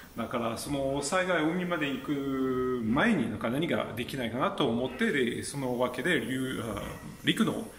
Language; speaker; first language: Japanese; non-native, fluent; French